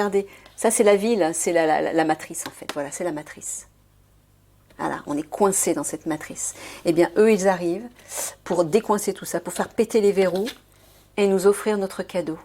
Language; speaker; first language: French; native; French